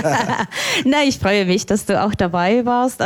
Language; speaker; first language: German; non-native, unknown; Spanish